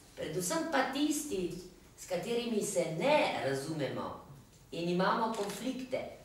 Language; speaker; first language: Slovenian; native; Slovenian